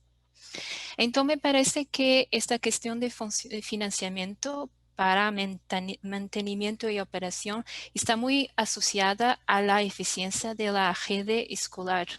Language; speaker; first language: Spanish; non-native, fluent; Portuguese